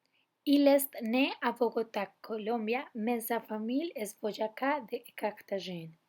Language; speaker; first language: French; non-native, learner; Spanish